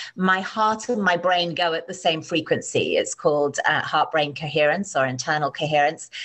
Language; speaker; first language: English; native; English